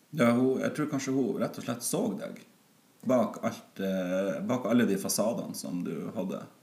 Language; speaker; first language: Norwegian; native; Norwegian